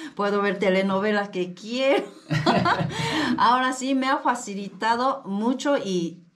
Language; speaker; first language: Spanish; non-native, learner; Japanese